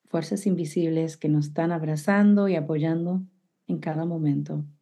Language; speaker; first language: Spanish; early bilingual, heritage; Spanish